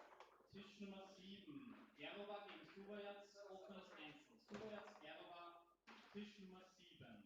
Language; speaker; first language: German; native; German